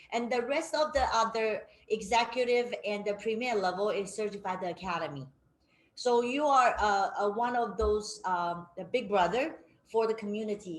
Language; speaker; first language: English; non-native, fluent; Chinese